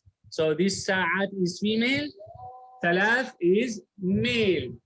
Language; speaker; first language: English; non-native, learner; Arabic